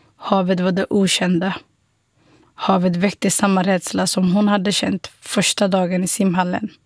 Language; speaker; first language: Swedish; non-native, fluent; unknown